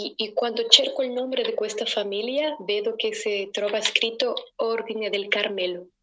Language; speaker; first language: Italian; non-native, learner; Spanish